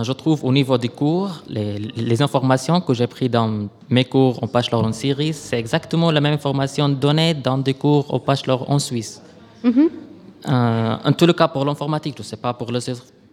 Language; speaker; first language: French; non-native, learner; Arabic